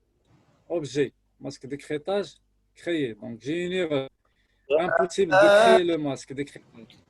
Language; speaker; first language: French; non-native, local second language; Arabic